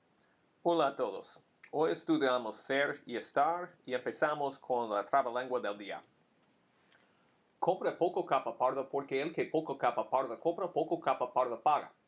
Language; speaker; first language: Spanish; non-native, fluent; English